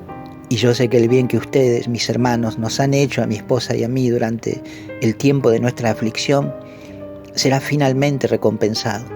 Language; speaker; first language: Spanish; native; Spanish